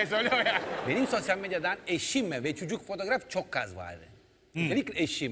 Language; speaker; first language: Turkish; non-native, fluent; Italian